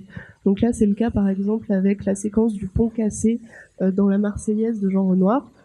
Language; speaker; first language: French; native; French